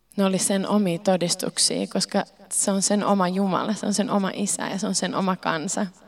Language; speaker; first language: Finnish; early bilingual, heritage; Finnish